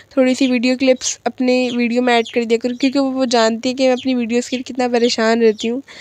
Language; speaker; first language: Urdu; native; Urdu